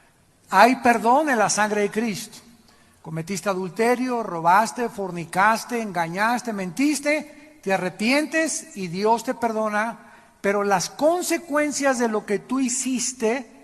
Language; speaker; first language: Spanish; native; Spanish